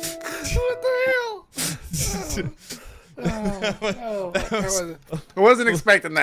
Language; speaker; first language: English; native; English